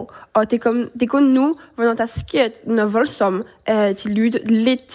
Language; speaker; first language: Danish; early bilingual, heritage; French